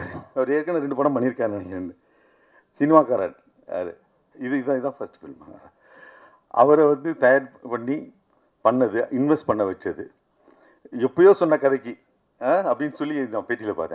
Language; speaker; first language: Tamil; native; Tamil